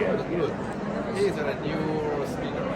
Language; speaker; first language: English; non-native, learner; Japanese